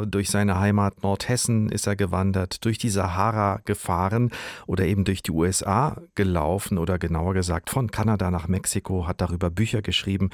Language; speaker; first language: German; native; German